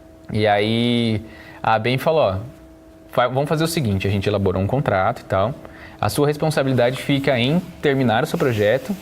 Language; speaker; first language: Portuguese; native; Portuguese